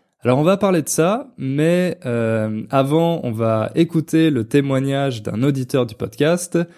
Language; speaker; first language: French; native; French